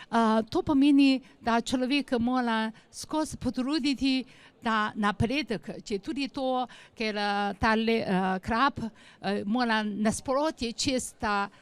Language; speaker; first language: Slovenian; non-native, learner; Chinese